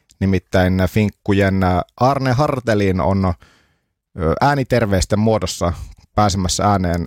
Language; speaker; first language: Finnish; native; Finnish